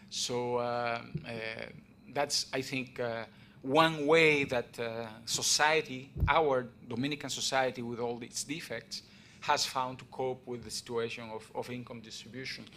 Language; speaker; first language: English; non-native, fluent; Spanish